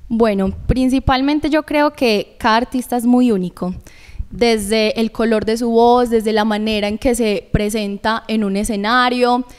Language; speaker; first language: Spanish; native; Spanish